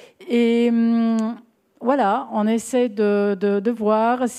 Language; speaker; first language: French; non-native, fluent; Italian